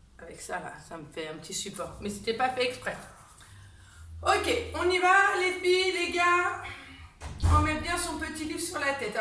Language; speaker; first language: French; native; French